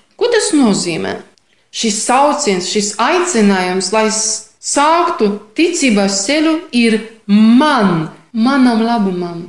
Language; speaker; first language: Latvian; non-native, fluent; Polish